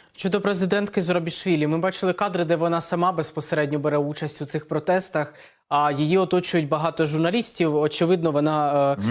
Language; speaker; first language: Ukrainian; native; Ukrainian